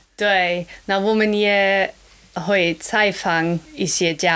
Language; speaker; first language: Chinese; non-native, fluent; German